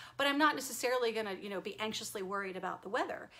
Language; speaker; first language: English; native; English